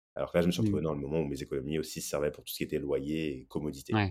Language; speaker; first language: French; native; French